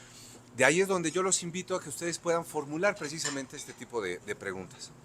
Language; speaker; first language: Spanish; native; Spanish